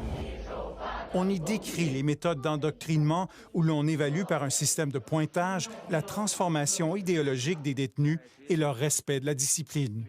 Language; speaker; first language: French; native; French